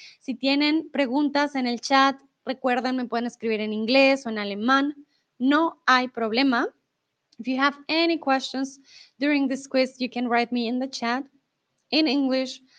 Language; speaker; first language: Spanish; native; Spanish